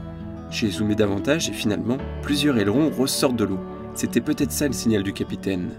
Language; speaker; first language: French; native; French